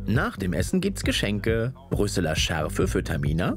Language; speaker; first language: German; native; German